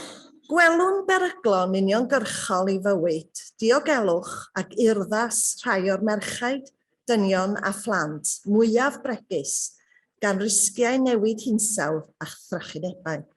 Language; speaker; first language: Welsh; native; Welsh